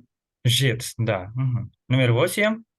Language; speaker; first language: Russian; non-native, fluent; Indonesian